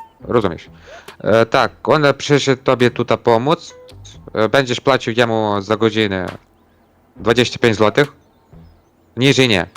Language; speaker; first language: Polish; non-native, learner; Ukrainian